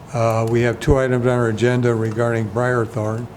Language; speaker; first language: English; native; English